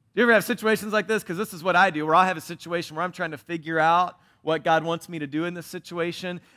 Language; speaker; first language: English; native; English